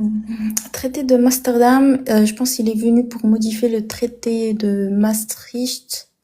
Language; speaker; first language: French; non-native, fluent; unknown